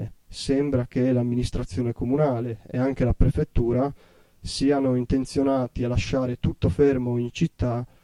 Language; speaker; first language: Italian; native; Italian